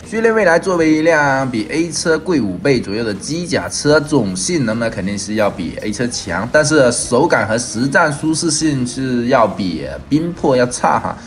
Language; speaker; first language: Chinese; native; Chinese